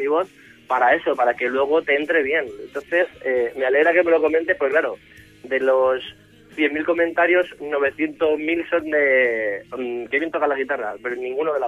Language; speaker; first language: Spanish; native; Spanish